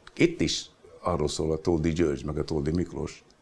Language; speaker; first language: Hungarian; non-native, fluent; Hindi